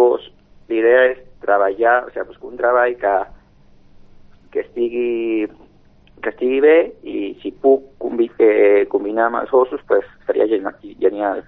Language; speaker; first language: Catalan; non-native, local second language; Spanish